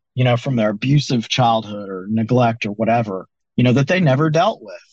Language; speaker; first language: English; native; English